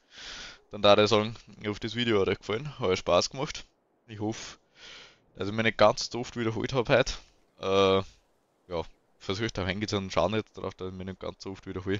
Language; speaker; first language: German; native; German